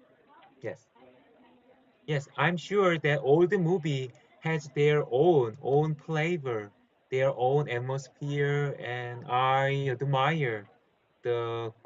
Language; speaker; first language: English; non-native, learner; Korean